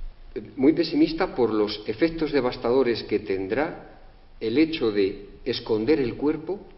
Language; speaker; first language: Spanish; native; Spanish